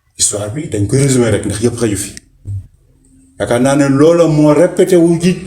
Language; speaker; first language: Wolof; native; Wolof